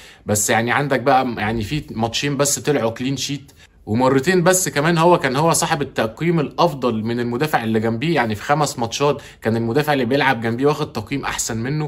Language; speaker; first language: Arabic; native; Arabic